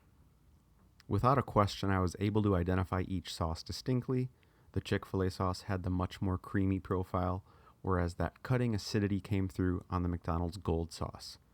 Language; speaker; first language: English; native; English